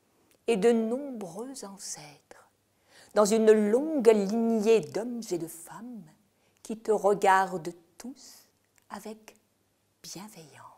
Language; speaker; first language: French; native; French